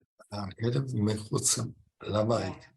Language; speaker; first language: Hebrew; non-native, learner; Italian